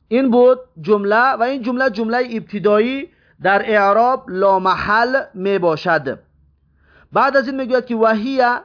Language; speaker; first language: Persian; native; Persian